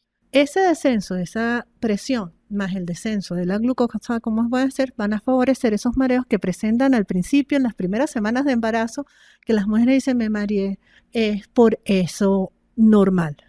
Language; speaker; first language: Spanish; native; Spanish